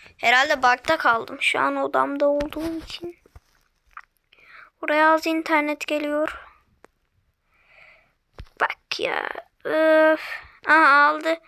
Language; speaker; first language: Turkish; native; Turkish